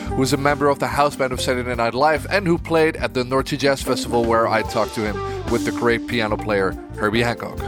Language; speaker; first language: English; non-native, fluent; Dutch